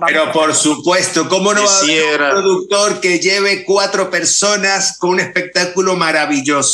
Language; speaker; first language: Spanish; native; Spanish